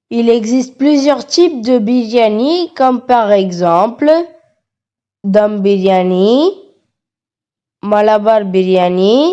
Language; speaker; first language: French; non-native, learner; Tamil